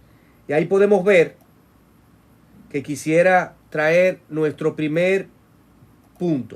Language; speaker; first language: Spanish; native; Spanish